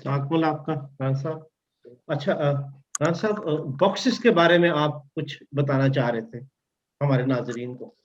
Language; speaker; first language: Urdu; native; Urdu